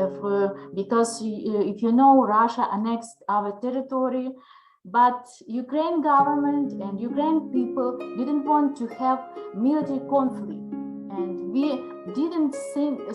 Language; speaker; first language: English; non-native, learner; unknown